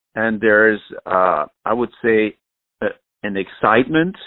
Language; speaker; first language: English; non-native, fluent; German